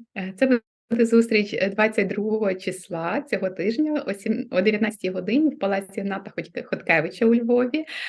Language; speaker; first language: Ukrainian; non-native, local second language; Russian